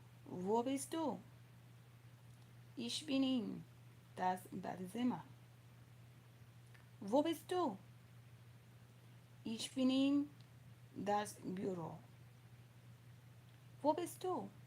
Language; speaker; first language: German; non-native, learner; English